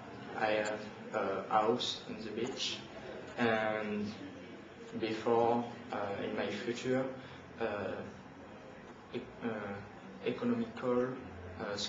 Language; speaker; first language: English; non-native, learner; French